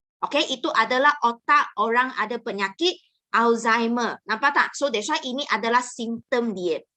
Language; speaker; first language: Malay; non-native, local second language; Chinese